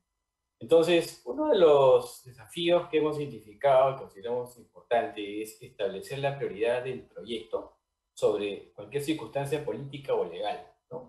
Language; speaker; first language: Spanish; native; Spanish